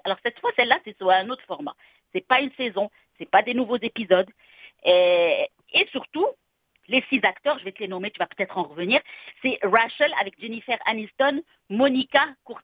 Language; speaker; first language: French; native; French